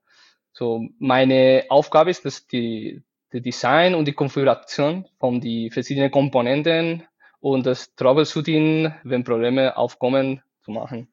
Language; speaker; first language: German; non-native, fluent; Spanish